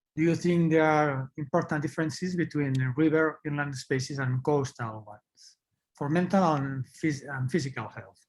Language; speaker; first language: English; non-native, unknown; Catalan